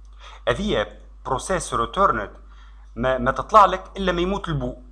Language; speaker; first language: Arabic; native; Arabic